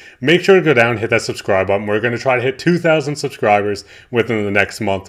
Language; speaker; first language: English; native; English